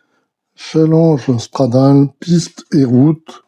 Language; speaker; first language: French; native; French